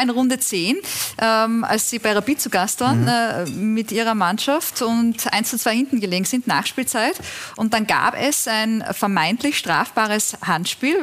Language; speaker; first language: German; native; German